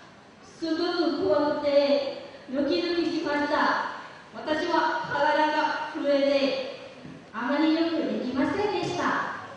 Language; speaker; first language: Japanese; non-native, learner; Lao